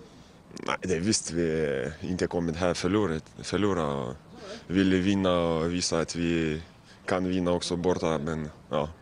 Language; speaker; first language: Swedish; non-native, fluent; Lithuanian